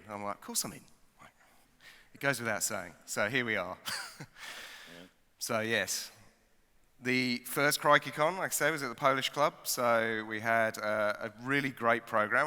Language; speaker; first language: English; native; English